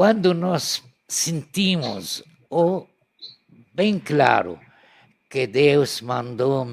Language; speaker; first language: Portuguese; non-native, learner; Arabic